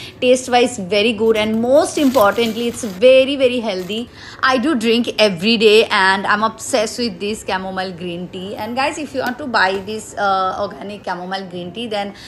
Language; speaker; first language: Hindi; non-native, local second language; Assamese